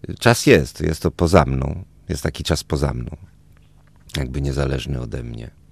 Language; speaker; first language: Polish; early bilingual, other home language; Spanish